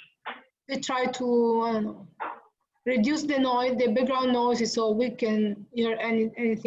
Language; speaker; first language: English; non-native, fluent; Italian